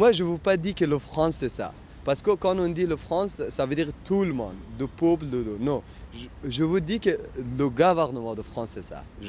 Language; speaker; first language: French; non-native, learner; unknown